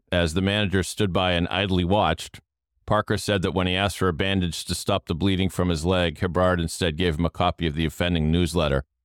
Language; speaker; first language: English; native; English